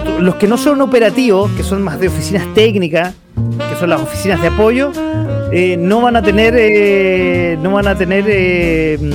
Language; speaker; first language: Spanish; native; Spanish